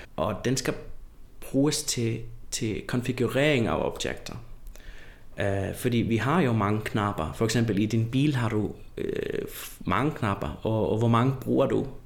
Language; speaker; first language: Danish; non-native, fluent; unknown